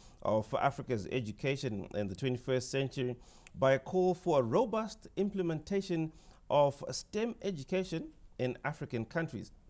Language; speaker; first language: English; non-native, local second language; Shona